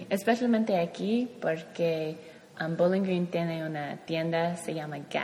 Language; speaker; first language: Spanish; non-native, learner; English